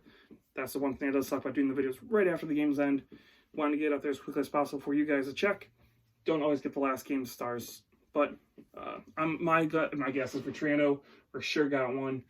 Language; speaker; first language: English; native; English